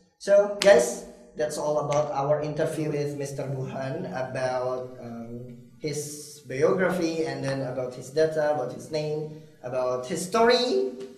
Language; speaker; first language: English; non-native, fluent; Indonesian